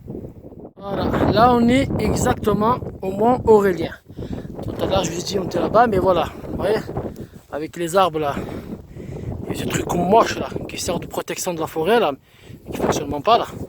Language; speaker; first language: French; native; French